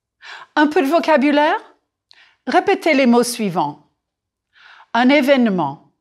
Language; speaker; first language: French; non-native, fluent; English